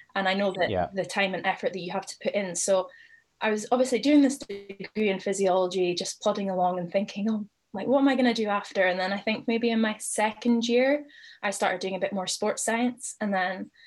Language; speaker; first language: English; native; English